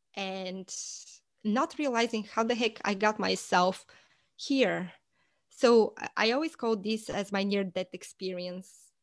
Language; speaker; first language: English; non-native, fluent; Portuguese